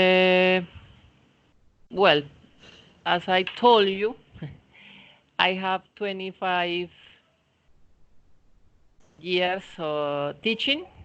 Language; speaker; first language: English; non-native, fluent; Spanish